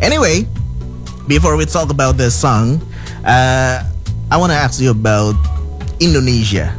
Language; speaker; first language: English; non-native, learner; Indonesian